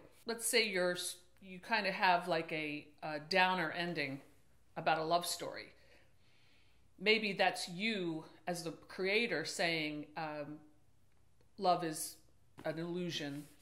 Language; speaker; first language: English; native; English